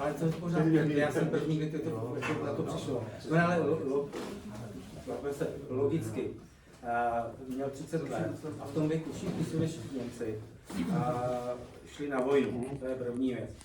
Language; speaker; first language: Czech; native; Czech